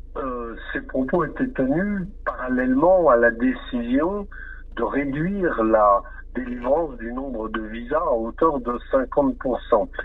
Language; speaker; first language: French; native; French